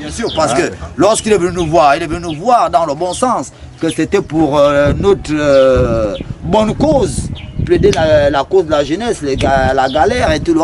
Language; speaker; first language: French; non-native, local second language; Fang